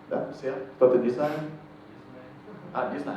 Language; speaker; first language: Russian; non-native, fluent; English